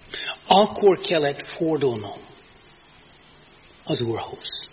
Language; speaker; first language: Hungarian; non-native, fluent; English